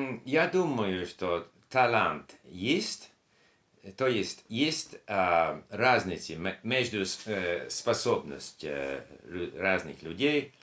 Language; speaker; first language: Russian; non-native, learner; English